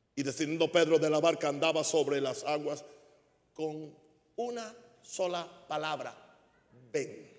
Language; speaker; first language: Spanish; early bilingual, heritage; Spanish